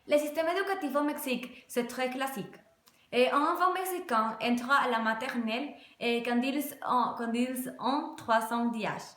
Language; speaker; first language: French; non-native, learner; Spanish